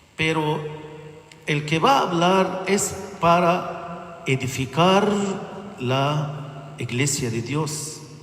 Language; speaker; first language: Spanish; non-native, learner; Arabic